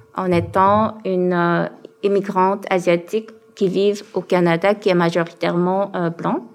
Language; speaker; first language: French; early bilingual, other home language; Korean